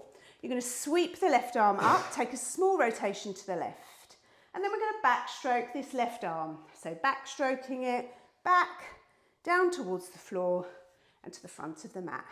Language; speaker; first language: English; native; English